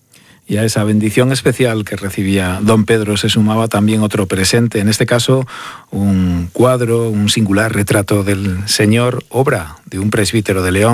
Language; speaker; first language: Spanish; native; Spanish